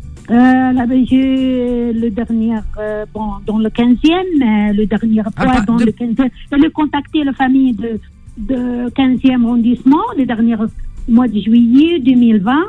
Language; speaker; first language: French; non-native, learner; Arabic